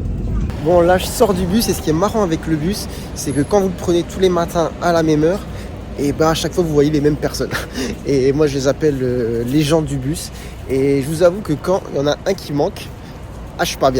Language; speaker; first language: French; native; French